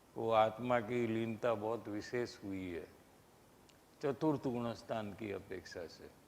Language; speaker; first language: Hindi; non-native, local second language; Gujarati